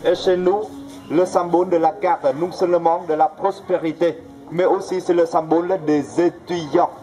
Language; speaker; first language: French; non-native, fluent; Vietnamese